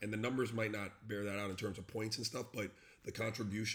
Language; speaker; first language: English; native; English